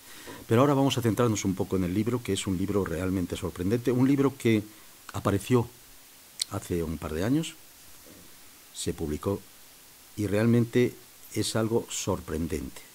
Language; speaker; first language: Spanish; native; Spanish